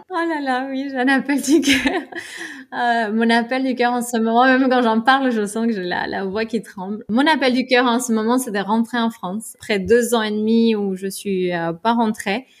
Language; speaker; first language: French; non-native, fluent; Spanish